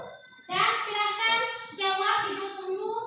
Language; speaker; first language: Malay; non-native, local second language; Minangkabau